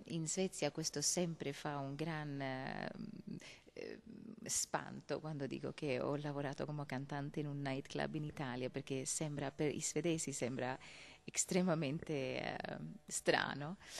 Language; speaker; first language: Italian; non-native, fluent; Swedish